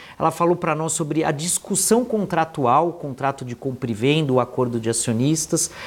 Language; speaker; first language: Portuguese; native; Portuguese